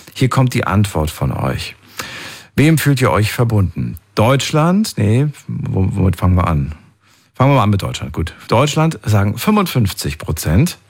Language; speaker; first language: German; native; German